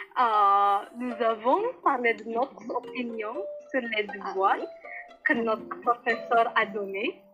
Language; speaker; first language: French; non-native, learner; Indonesian